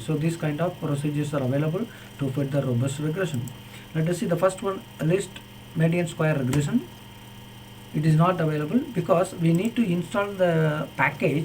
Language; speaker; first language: English; non-native, local second language; Tamil